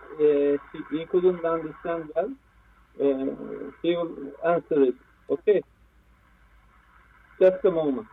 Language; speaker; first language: English; non-native, learner; Turkish